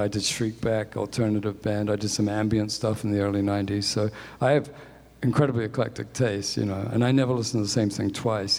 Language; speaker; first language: English; native; English